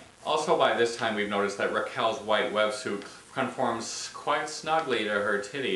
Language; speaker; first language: English; native; English